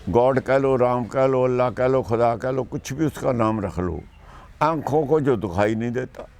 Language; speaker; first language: Hindi; non-native, local second language; Punjabi